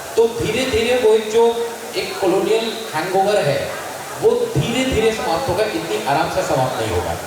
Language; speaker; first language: Hindi; native; Hindi